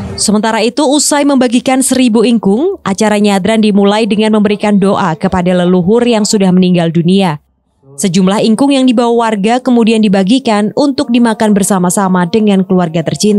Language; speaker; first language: Indonesian; native; Indonesian